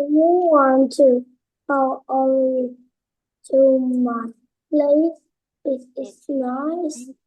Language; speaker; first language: English; non-native, learner; Vietnamese